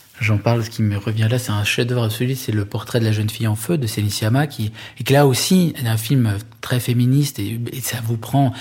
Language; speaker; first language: French; native; French